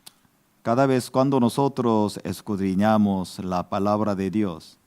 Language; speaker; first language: Spanish; non-native, fluent; Korean